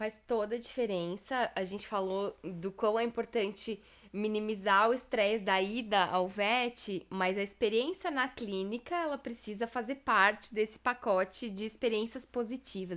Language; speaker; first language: Portuguese; native; Portuguese